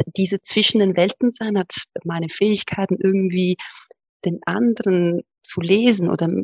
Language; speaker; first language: German; non-native, fluent; Italian